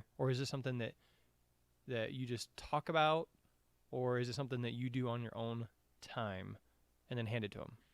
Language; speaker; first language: English; native; English